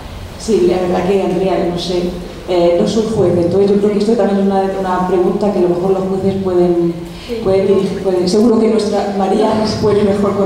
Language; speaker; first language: Spanish; native; Spanish